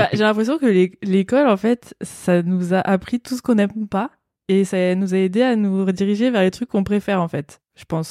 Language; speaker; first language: French; native; French